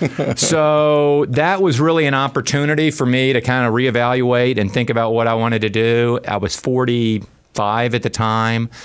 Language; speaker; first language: English; native; English